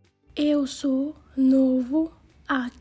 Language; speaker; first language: Portuguese; non-native, learner; Haitian Creole